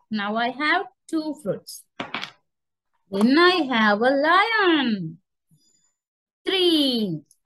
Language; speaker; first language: English; non-native, local second language; Sinhala